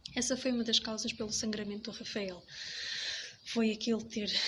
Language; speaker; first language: Portuguese; native; Portuguese